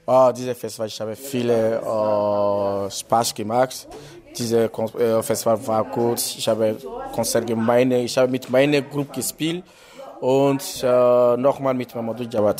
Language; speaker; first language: German; non-native, learner; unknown